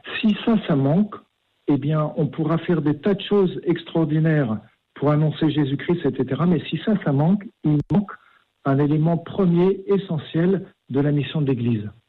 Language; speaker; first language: French; native; French